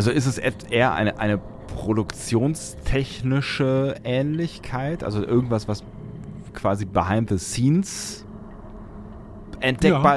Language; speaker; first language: German; native; German